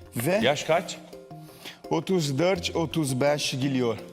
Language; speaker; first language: Turkish; non-native, learner; Portuguese